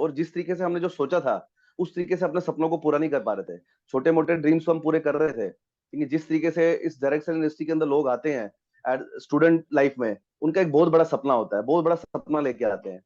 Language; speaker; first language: Hindi; native; Hindi